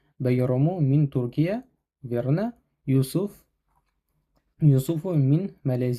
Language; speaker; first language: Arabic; non-native, fluent; Russian